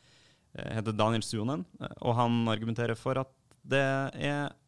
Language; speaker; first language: Norwegian; native; Norwegian